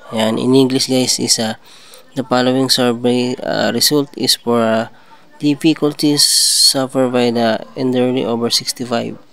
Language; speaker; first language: English; non-native, local second language; Filipino